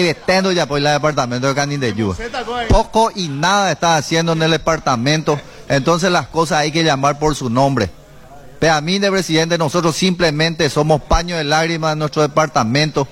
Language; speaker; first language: Spanish; native; Spanish